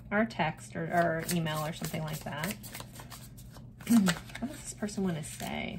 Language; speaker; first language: English; native; English